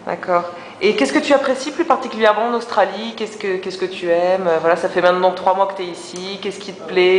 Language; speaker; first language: French; native; French